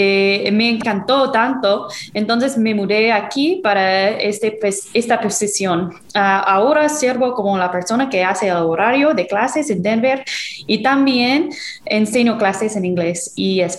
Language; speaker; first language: Spanish; non-native, fluent; English